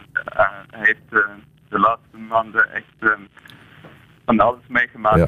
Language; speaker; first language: Dutch; non-native, fluent; English